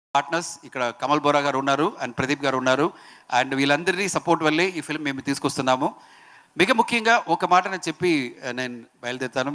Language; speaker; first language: Telugu; non-native, learner; Tamil